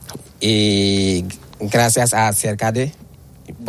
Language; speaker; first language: Spanish; non-native, learner; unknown